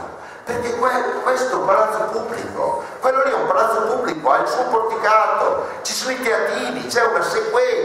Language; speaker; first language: Italian; native; Italian